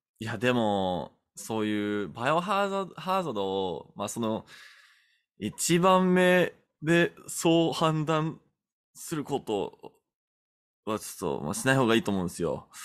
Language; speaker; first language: Japanese; non-native, fluent; English